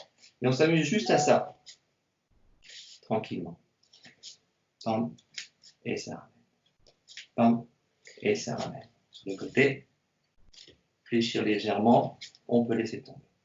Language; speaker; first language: French; native; French